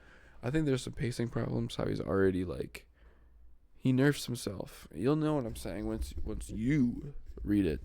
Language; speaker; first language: English; native; English